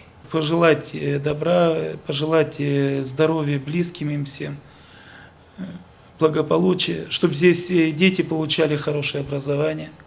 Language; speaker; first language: Russian; native; Russian